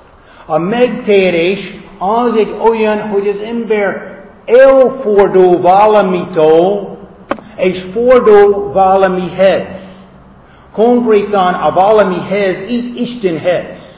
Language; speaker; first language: Hungarian; non-native, fluent; English